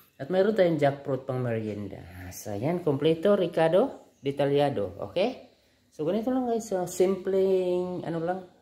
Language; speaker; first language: Filipino; native; Filipino